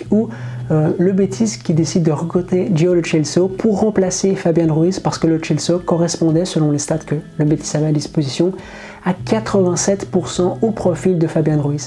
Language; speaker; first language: French; native; French